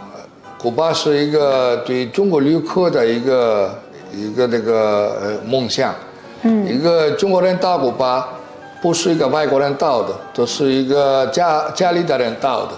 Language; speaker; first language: Chinese; non-native, fluent; Spanish